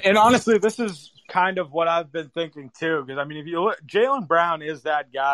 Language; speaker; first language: English; native; English